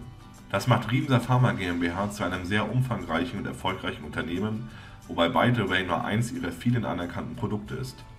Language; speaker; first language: German; native; German